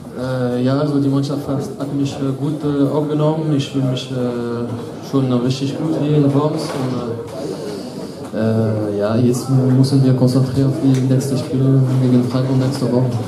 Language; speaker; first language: German; non-native, fluent; French